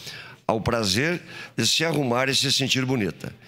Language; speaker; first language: Portuguese; native; Portuguese